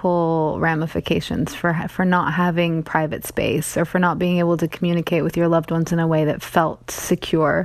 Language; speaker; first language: English; native; English